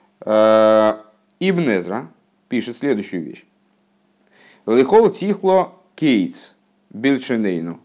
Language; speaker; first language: Russian; native; Russian